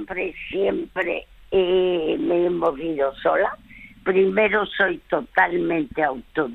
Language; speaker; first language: Spanish; early bilingual, other home language; French